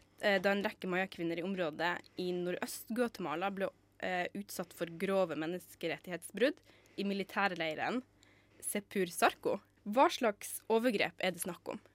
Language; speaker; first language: Norwegian; native; Norwegian